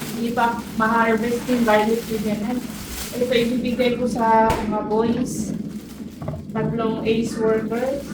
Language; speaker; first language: Filipino; non-native, local second language; Cebuano